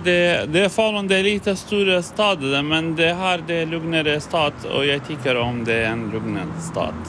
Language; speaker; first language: Swedish; non-native, learner; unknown